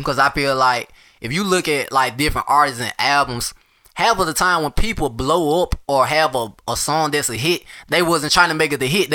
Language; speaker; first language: English; native; English